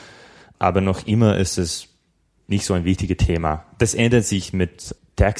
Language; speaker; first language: German; non-native, fluent; Slovak